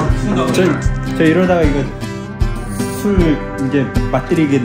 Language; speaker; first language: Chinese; non-native, learner; Korean